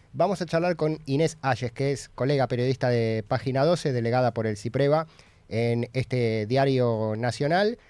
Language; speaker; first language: Spanish; native; Spanish